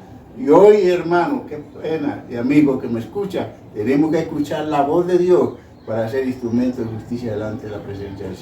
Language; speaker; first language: Spanish; native; Spanish